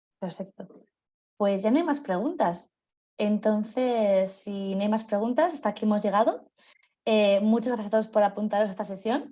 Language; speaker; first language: Spanish; native; Spanish